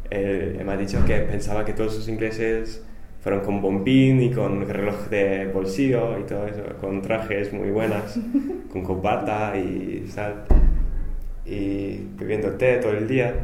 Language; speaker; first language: Spanish; non-native, fluent; English